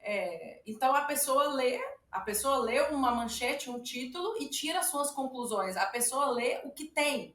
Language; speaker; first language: Portuguese; non-native, fluent; Ukrainian